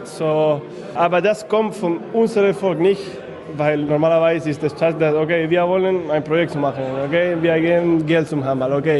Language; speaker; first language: German; non-native, fluent; Spanish